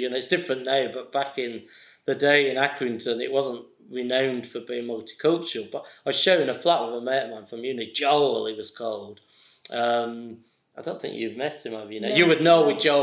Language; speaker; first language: English; native; English